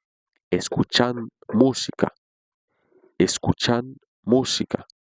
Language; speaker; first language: Spanish; non-native, learner; Haitian Creole